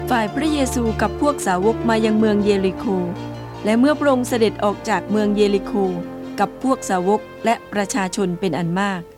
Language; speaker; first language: Thai; native; Thai